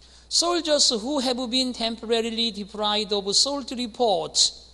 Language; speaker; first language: English; non-native, fluent; Korean